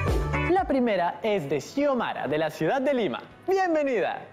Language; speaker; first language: Spanish; native; Spanish